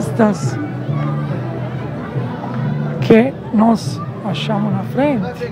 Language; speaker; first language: Portuguese; non-native, learner; Italian